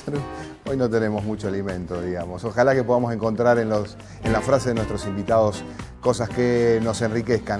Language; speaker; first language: Spanish; native; Spanish